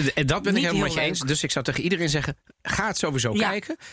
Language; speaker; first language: Dutch; early bilingual, other home language; Italian